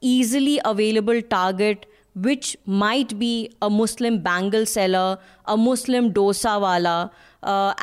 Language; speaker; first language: English; non-native, local second language; Hindi